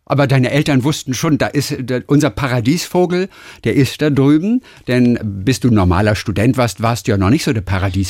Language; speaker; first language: German; native; German